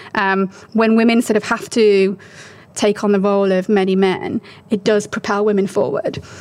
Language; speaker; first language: English; native; English